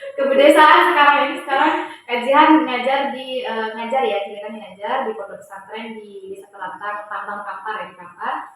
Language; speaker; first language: Indonesian; early bilingual, heritage; Indonesian